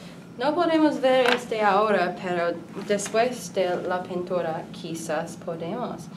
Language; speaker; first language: Spanish; non-native, learner; English